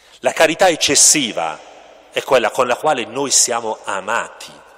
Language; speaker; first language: Italian; native; Italian